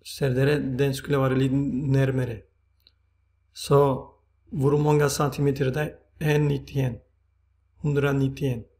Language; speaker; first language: Swedish; non-native, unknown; Turkish